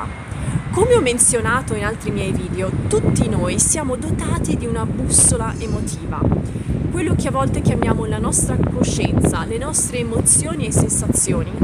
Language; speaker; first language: Italian; native; Italian